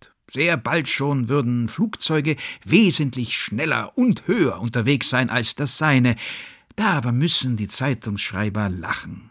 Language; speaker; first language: German; native; German